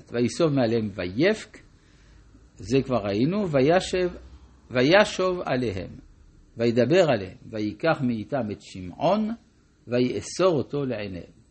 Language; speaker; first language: Hebrew; non-native, fluent; French